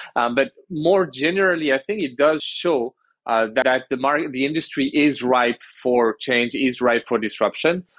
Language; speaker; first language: English; early bilingual, other home language; French